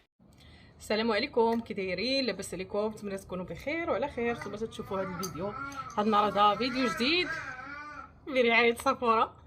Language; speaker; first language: Arabic; native; Arabic